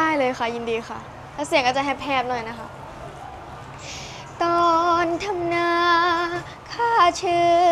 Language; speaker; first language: Thai; native; Thai